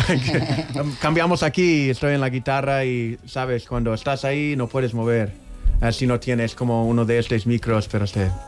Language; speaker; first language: Spanish; non-native, learner; English